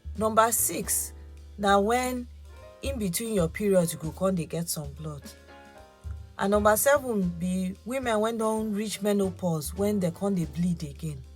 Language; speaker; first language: Nigerian Pidgin; non-native, local second language; Yoruba